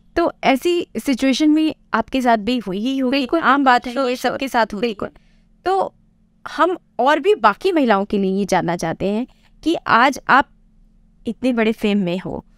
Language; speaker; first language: Hindi; native; Hindi